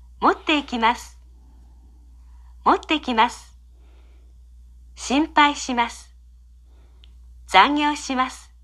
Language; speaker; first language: Japanese; non-native, fluent; Indonesian